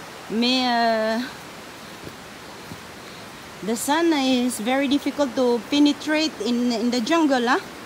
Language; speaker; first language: English; non-native, local second language; Cebuano